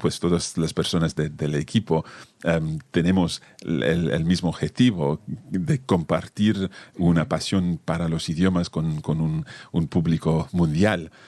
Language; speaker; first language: Spanish; non-native, fluent; English